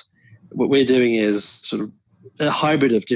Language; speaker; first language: English; native; English